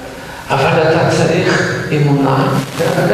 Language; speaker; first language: Hebrew; non-native, fluent; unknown